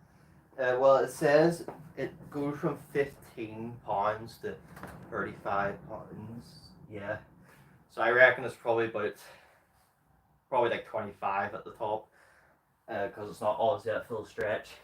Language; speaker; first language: English; native; English